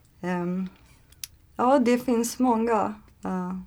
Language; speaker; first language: Swedish; non-native, learner; Turkish